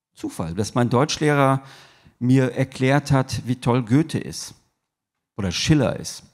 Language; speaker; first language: German; early bilingual, other home language; Turkish